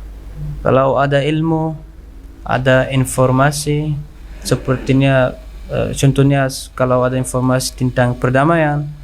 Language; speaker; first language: Indonesian; non-native, learner; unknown